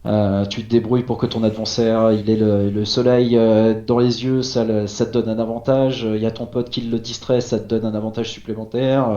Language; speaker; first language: French; native; French